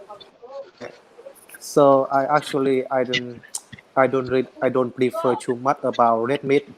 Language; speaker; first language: English; non-native, learner; Vietnamese